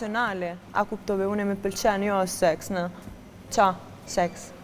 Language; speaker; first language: Albanian; non-native, learner; Romanian